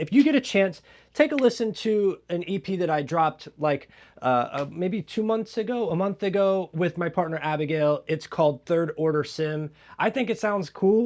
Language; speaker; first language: English; native; English